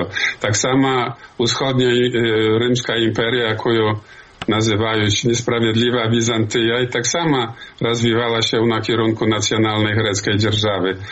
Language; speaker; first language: Polish; non-native, learner; Belarusian